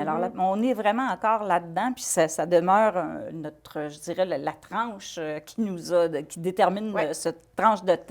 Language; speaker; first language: French; native; French